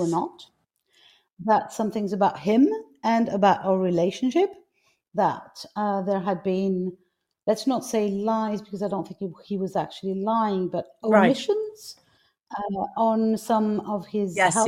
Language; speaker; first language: English; non-native, fluent; Greek